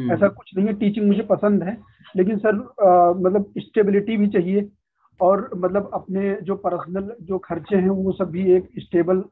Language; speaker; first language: Hindi; native; Hindi